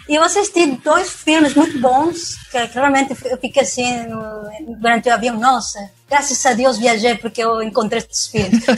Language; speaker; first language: Portuguese; non-native, fluent; Spanish